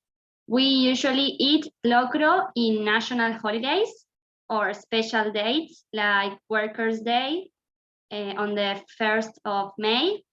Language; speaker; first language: English; non-native, fluent; Spanish